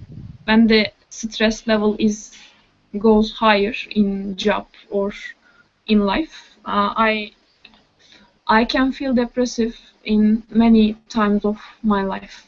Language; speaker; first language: English; non-native, learner; Turkish